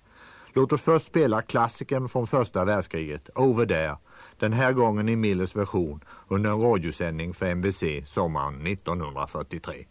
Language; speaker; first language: Swedish; native; Swedish